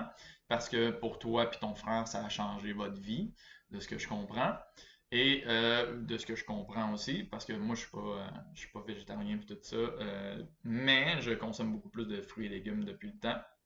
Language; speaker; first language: French; native; French